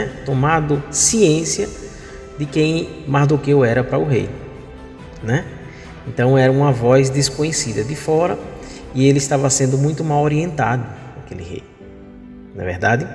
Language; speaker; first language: Portuguese; native; Portuguese